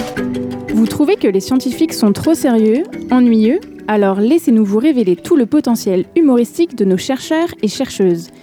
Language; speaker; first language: French; native; French